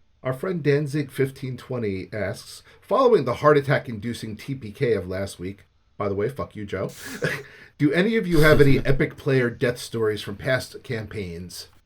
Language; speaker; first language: English; native; English